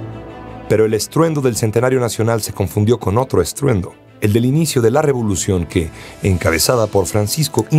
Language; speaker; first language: Spanish; native; Spanish